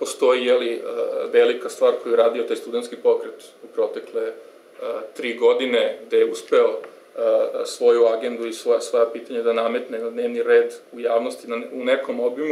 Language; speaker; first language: Serbian; native; Serbian